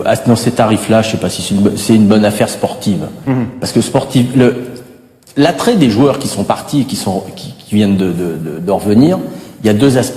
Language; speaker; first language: French; native; French